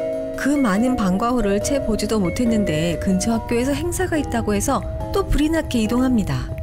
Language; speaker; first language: Korean; native; Korean